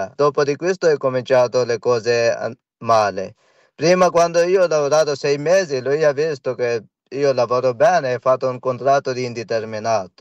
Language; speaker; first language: Italian; non-native, learner; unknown